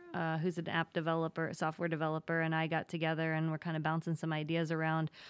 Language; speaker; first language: English; native; English